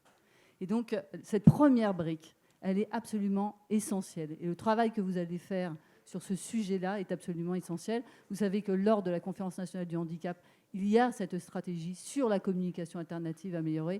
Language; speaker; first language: French; native; French